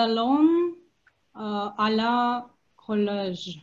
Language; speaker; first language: French; non-native, learner; Russian